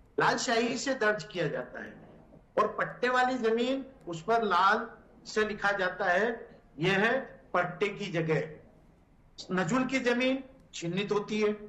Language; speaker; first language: Hindi; native; Hindi